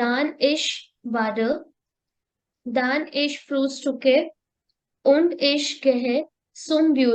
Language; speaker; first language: German; non-native, learner; Hindi